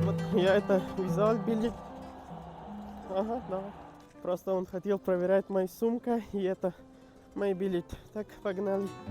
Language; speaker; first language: Russian; non-native, learner; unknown